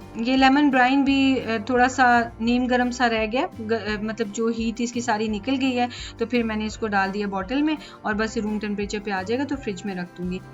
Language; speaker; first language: Urdu; non-native, local second language; Punjabi